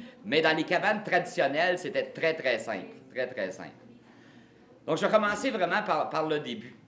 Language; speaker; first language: French; native; French